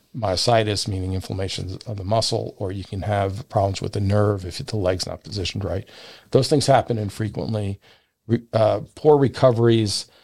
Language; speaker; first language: English; native; English